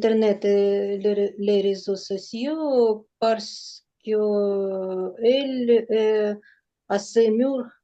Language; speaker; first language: French; non-native, learner; Ukrainian